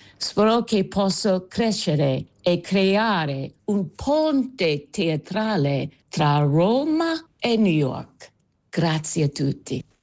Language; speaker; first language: Italian; non-native, fluent; English